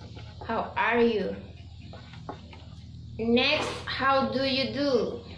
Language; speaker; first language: English; non-native, learner; Indonesian